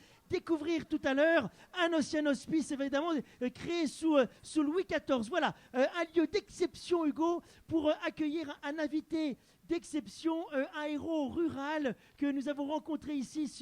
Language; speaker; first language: French; native; French